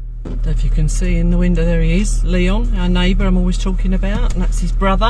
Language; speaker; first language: English; native; English